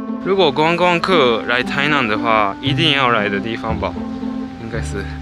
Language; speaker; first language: Chinese; early bilingual, heritage; Japanese